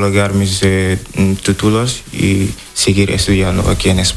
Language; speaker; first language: Spanish; non-native, learner; Wolof